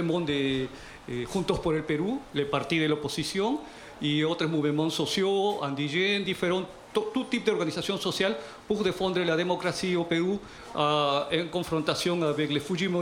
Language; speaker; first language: French; non-native, learner; Spanish